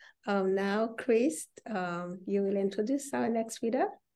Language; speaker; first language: English; non-native, fluent; Haitian Creole